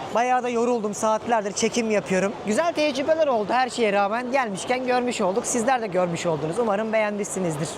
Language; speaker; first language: Turkish; native; Turkish